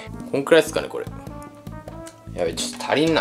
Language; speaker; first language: Japanese; native; Japanese